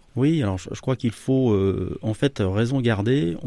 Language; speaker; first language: French; native; French